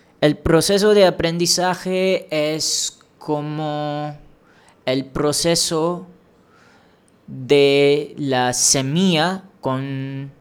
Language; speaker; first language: Spanish; non-native, fluent; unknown